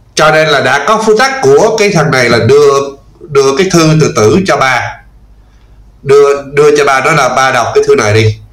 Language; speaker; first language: Vietnamese; non-native, fluent; English